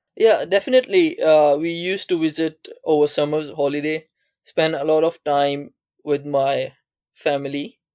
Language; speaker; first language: English; non-native, local second language; Urdu